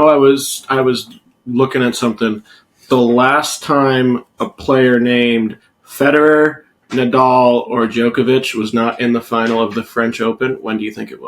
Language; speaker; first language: English; native; English